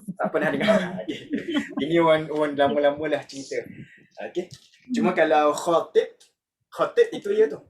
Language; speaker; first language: Malay; native; Malay